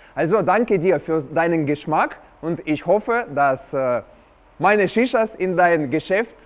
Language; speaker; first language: German; non-native, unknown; Russian